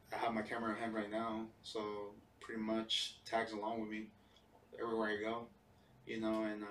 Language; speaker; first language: English; early bilingual, other home language; Spanish